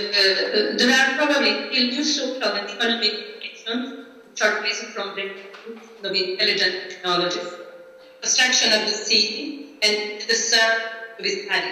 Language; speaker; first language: English; non-native, learner; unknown